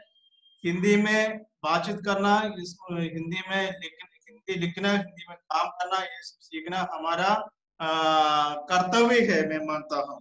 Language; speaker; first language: Hindi; non-native, local second language; Malayalam